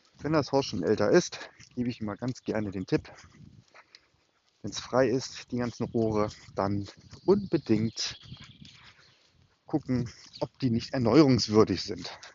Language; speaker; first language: German; native; German